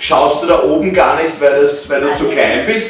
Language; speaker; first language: German; native; German